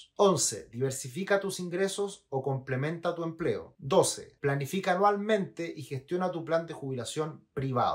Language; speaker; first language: Spanish; native; Spanish